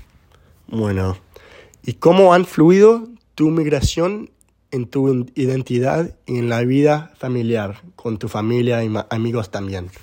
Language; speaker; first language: Spanish; early bilingual, heritage; Spanish